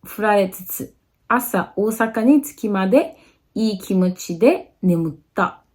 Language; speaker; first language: Japanese; non-native, learner; English